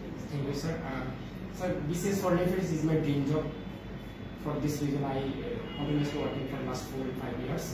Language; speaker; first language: English; non-native, local second language; Bangla